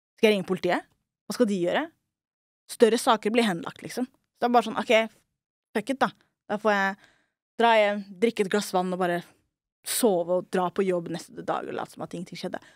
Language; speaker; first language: Norwegian; early bilingual, other home language; Somali